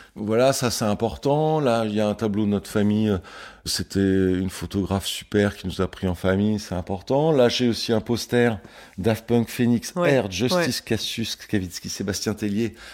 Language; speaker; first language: French; native; French